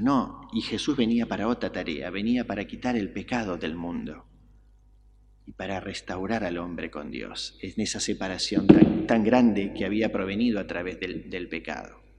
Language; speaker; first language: Spanish; native; Spanish